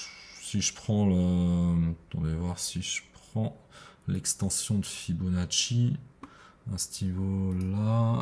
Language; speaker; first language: French; native; French